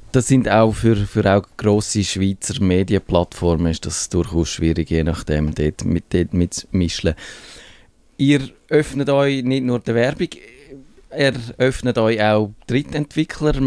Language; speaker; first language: German; native; German